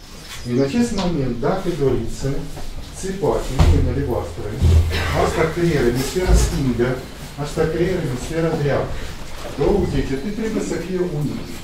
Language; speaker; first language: Romanian; non-native, local second language; Russian